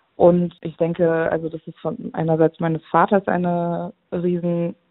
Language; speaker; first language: German; native; German